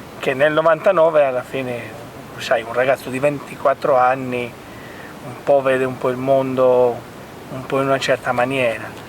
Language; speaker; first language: Italian; native; Italian